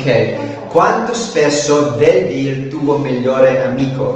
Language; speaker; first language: Italian; non-native, learner; English